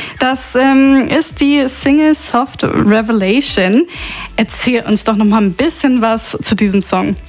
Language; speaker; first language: German; native; German